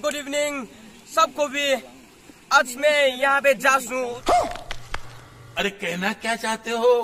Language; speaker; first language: Hindi; non-native, local second language; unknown